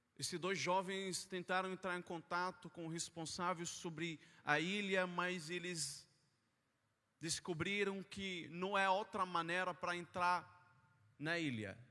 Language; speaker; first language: Portuguese; non-native, fluent; Arabic